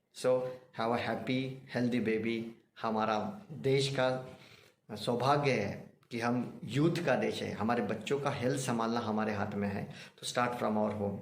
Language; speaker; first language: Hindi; non-native, local second language; Marathi